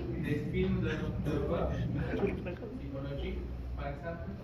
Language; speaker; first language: French; non-native, fluent; Spanish